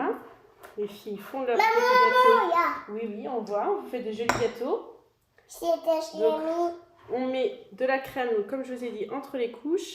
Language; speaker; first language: French; native; French